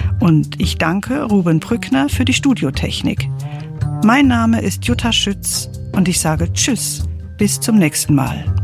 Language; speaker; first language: German; native; German